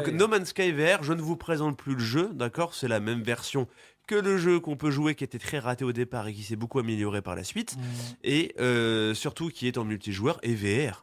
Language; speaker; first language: French; native; French